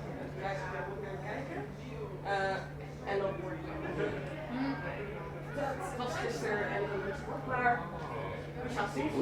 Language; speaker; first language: Dutch; non-native, fluent; English